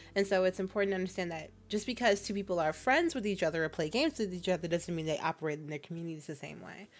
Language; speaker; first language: English; native; English